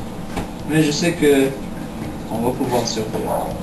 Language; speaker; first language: French; non-native, local second language; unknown